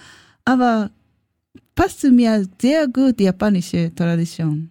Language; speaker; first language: German; non-native, learner; Japanese